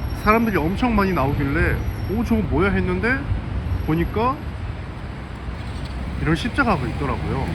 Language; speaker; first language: Korean; native; Korean